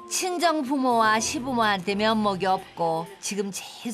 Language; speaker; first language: Korean; native; Korean